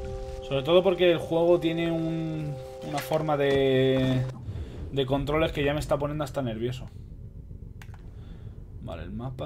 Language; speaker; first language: Spanish; native; Spanish